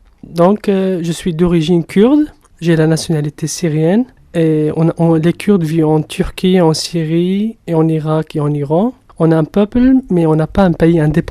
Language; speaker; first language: French; non-native, fluent; Kurdish